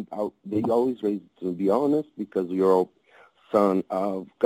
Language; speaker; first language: English; non-native, fluent; Portuguese